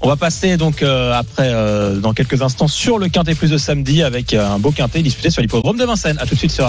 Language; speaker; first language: French; native; French